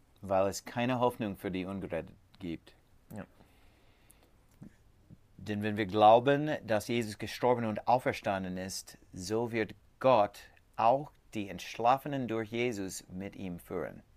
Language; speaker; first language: German; non-native, learner; English